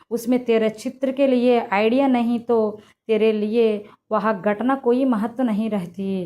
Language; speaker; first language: Hindi; non-native, local second language; Telugu